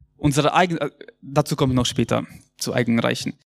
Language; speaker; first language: German; early bilingual, other home language; Russian